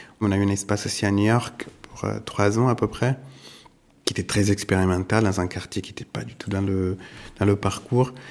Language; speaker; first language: French; non-native, fluent; Italian